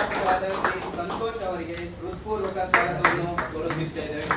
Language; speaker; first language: Kannada; native; Kannada